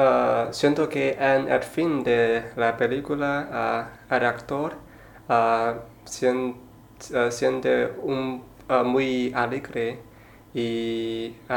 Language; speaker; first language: Spanish; non-native, learner; Chinese